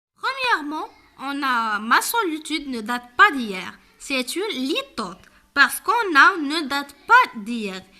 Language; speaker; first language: French; non-native, local second language; Arabic